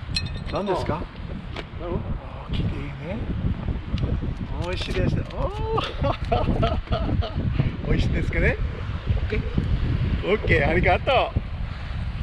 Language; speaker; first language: Japanese; non-native, learner; English